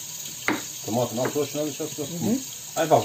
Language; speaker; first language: German; non-native, learner; Turkish